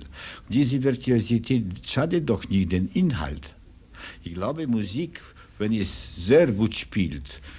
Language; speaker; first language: German; non-native, fluent; Russian